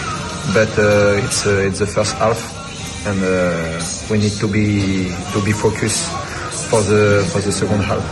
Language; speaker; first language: English; non-native, learner; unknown